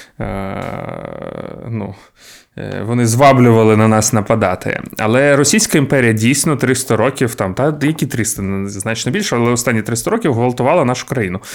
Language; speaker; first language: Ukrainian; non-native, local second language; Russian